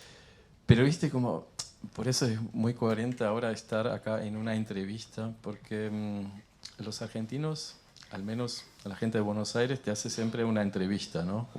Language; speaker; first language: Spanish; non-native, fluent; German